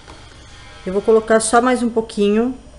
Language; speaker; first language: Portuguese; native; Portuguese